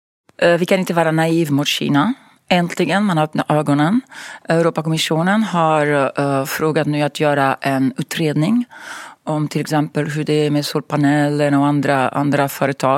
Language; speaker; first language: Swedish; non-native, fluent; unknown